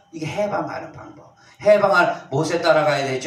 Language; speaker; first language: Korean; native; Korean